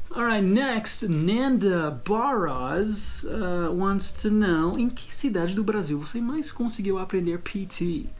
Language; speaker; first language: Portuguese; non-native, fluent; English